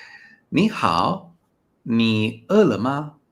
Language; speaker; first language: Chinese; non-native, learner; English